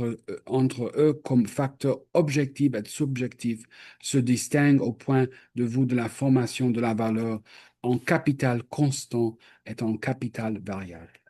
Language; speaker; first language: French; non-native, fluent; English